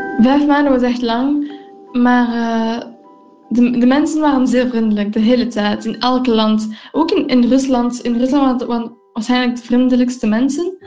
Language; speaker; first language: Dutch; non-native, local second language; English